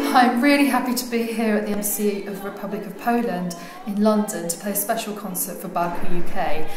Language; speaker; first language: English; early bilingual, other home language; Polish